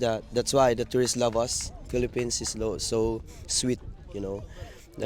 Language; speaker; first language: English; non-native, local second language; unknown